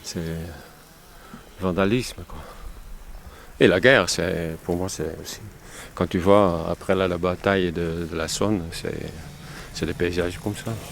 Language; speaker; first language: French; non-native, fluent; Dutch